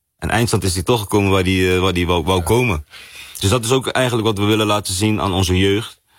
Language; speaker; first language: Dutch; early bilingual, other home language; Papiamento